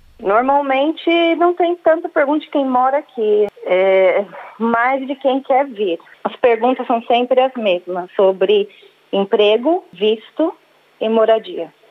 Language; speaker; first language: Portuguese; native; Portuguese